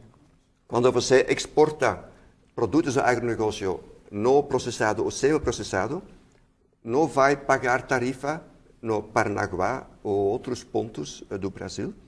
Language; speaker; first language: Portuguese; non-native, fluent; Dutch